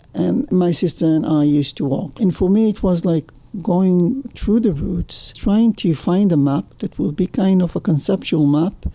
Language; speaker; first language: English; non-native, fluent; Hebrew